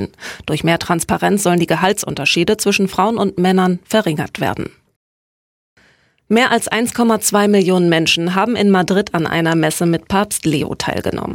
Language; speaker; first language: German; native; German